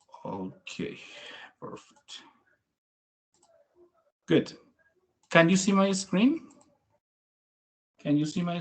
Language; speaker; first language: English; non-native, fluent; Spanish